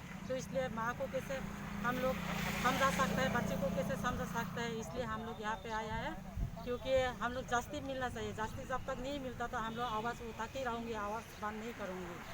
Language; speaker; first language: Hindi; non-native, local second language; Kok Borok